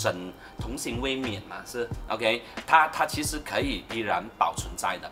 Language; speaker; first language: Chinese; native; Chinese